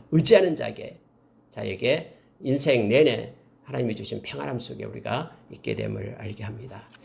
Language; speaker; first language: Korean; native; Korean